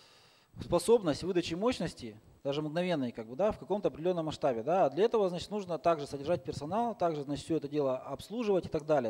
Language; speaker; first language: Russian; native; Russian